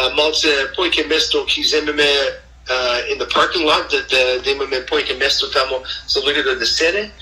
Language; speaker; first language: Macedonian; early bilingual, heritage; Macedonian